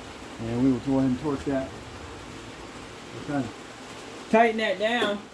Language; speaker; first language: English; native; English